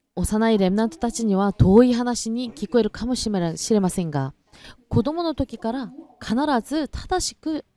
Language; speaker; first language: Japanese; non-native, fluent; Korean